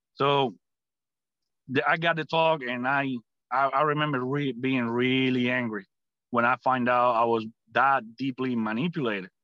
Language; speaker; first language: English; non-native, fluent; Spanish